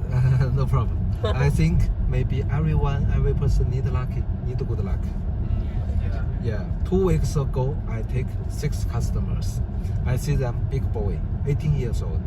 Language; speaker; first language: English; non-native, learner; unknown